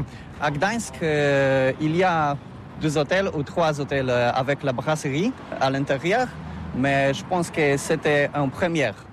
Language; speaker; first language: French; non-native, learner; Polish